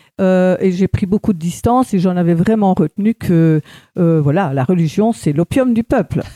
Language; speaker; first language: French; native; French